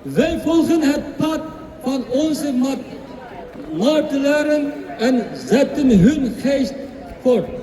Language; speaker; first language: Dutch; non-native, fluent; Uyghur